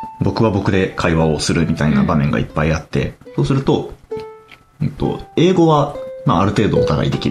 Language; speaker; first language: Japanese; native; Japanese